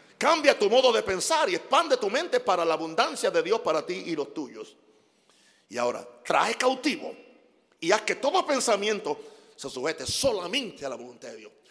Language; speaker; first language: Spanish; non-native, fluent; English